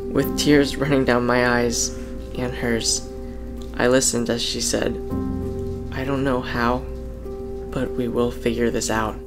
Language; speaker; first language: English; native; English